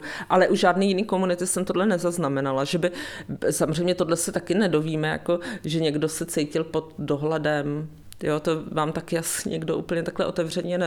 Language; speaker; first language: Czech; native; Czech